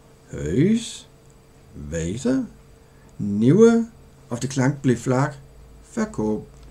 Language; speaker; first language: Dutch; non-native, learner; Danish